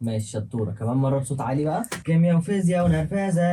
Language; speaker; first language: Arabic; native; Arabic